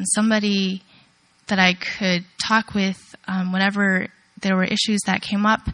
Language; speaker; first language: English; early bilingual, other home language; Chinese